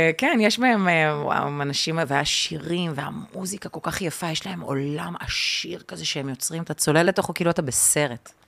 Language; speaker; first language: Hebrew; early bilingual, other home language; Russian